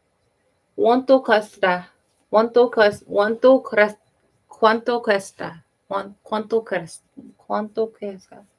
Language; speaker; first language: Spanish; non-native, learner; English